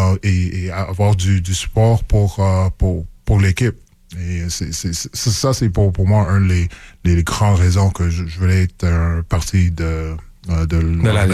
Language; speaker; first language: French; non-native, local second language; English